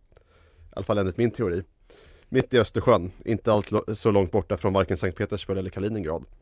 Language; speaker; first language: Swedish; native; Swedish